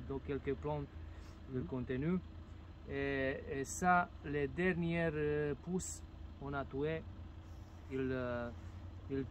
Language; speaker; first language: French; non-native, learner; Romanian